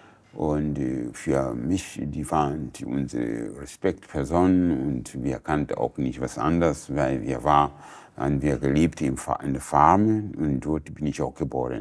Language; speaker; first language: German; non-native, learner; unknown